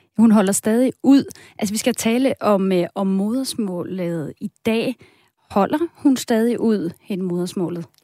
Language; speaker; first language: Danish; native; Danish